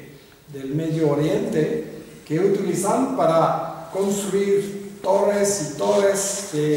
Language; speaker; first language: Spanish; non-native, fluent; French